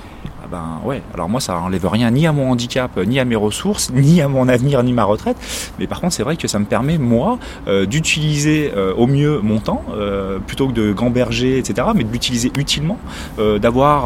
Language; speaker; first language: French; native; French